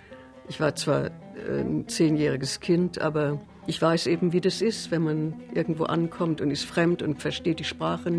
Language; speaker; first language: German; native; German